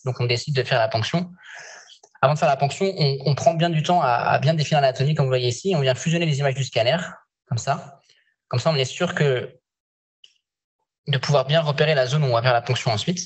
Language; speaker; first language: French; native; French